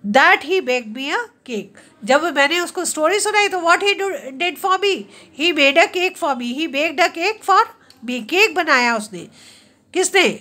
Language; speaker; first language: Hindi; native; Hindi